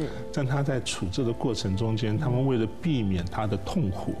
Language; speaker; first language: Chinese; native; Chinese